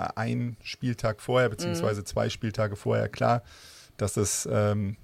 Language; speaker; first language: German; native; German